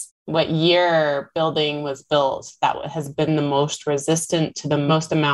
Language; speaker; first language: English; native; English